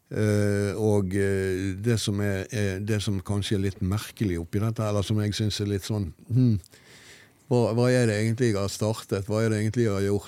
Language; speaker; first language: Norwegian; native; Norwegian